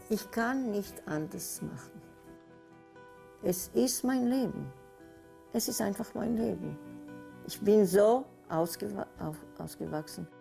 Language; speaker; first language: German; early bilingual, heritage; German